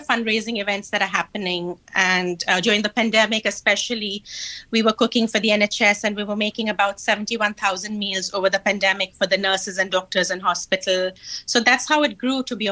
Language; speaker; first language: English; non-native, local second language; Hindi